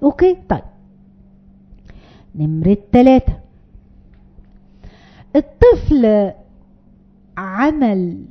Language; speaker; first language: Arabic; native; Arabic